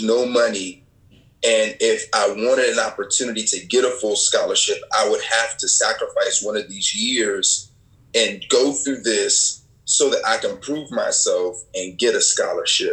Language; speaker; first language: English; native; English